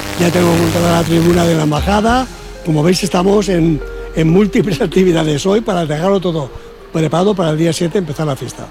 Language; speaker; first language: Spanish; native; Spanish